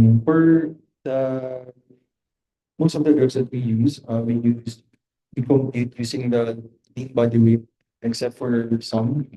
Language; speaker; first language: English; non-native, local second language; Filipino